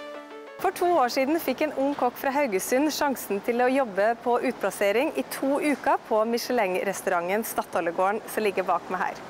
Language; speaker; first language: Norwegian; native; Norwegian